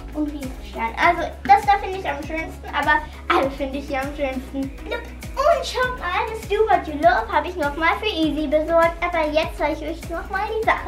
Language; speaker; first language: German; native; German